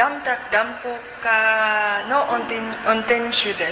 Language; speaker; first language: Japanese; non-native, learner; Cebuano